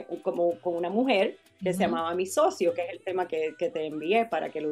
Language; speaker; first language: Spanish; native; Spanish